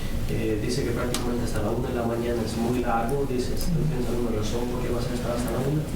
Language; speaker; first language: Spanish; native; Spanish